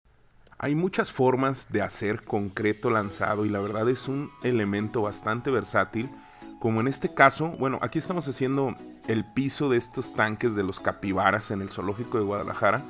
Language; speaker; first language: Spanish; native; Spanish